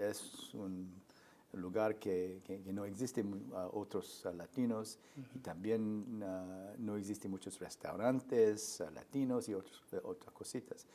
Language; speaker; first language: Spanish; non-native, learner; English